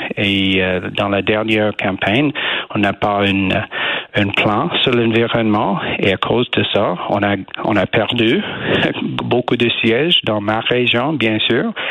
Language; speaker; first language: French; non-native, learner; English